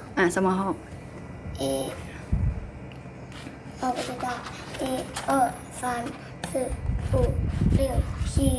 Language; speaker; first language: Chinese; non-native, learner; Thai